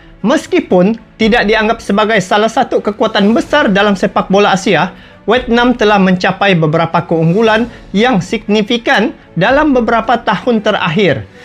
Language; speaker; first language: Malay; native; Malay